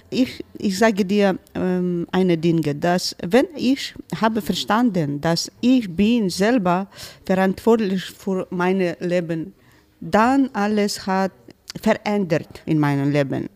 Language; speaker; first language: German; non-native, learner; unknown